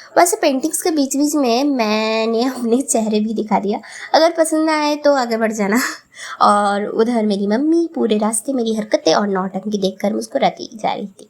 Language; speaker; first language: Hindi; non-native, local second language; Bangla